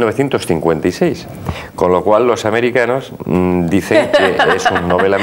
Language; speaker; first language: Spanish; native; Spanish